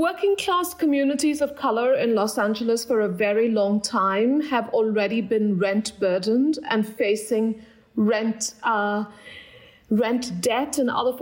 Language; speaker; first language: English; non-native, local second language; Bangla